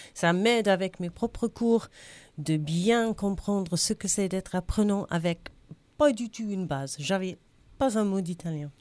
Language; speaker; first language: French; non-native, fluent; English